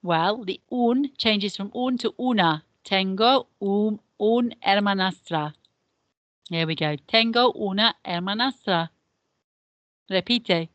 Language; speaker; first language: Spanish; non-native, fluent; English